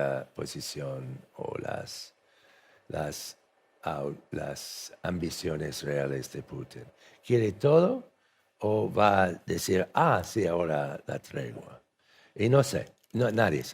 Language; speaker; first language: Spanish; non-native, fluent; English